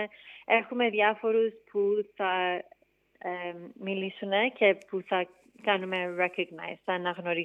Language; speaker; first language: Greek; early bilingual, heritage; Greek